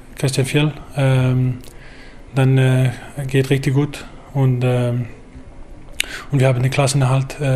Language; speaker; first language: German; non-native, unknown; Danish